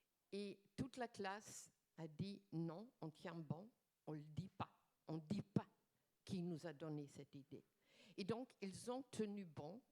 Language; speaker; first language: French; non-native, fluent; German